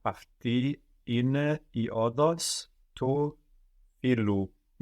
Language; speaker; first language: Greek; non-native, learner; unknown